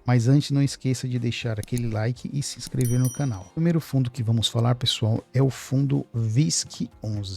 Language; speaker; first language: Portuguese; native; Portuguese